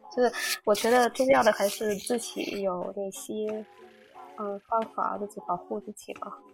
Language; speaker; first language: Chinese; non-native, learner; Vietnamese